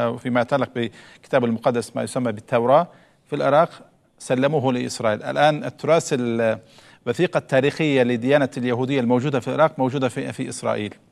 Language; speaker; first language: Arabic; non-native, fluent; Turkish